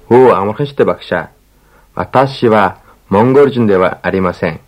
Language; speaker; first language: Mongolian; native; Mongolian